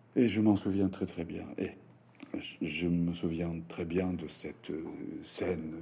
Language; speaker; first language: French; non-native, fluent; Japanese